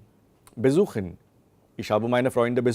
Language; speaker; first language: German; non-native, fluent; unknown